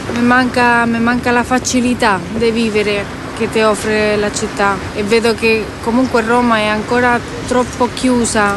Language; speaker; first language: Italian; non-native, fluent; Spanish